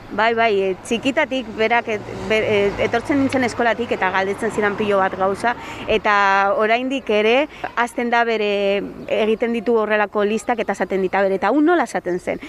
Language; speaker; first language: Basque; non-native, local second language; Spanish